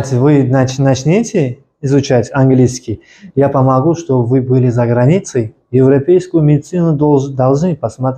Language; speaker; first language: Russian; non-native, local second language; Uzbek